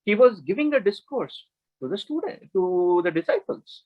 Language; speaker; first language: English; non-native, local second language; Kannada